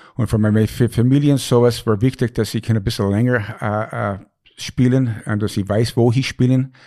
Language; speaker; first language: German; non-native, fluent; English